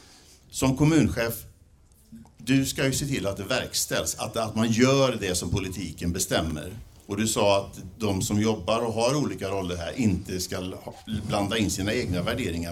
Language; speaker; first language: Swedish; native; Swedish